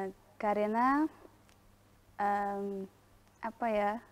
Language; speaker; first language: Indonesian; non-native, learner; Uzbek